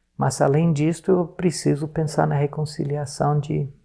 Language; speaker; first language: Portuguese; non-native, fluent; English